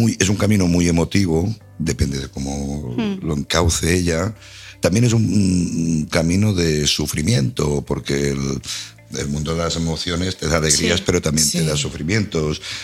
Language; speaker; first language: Spanish; non-native, local second language; Catalan